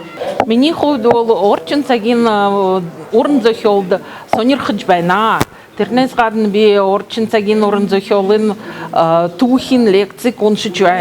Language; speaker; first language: Mongolian; non-native, fluent; Russian